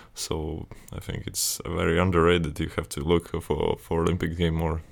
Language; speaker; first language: English; non-native, fluent; Latvian